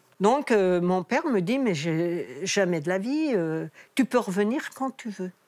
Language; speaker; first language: French; native; French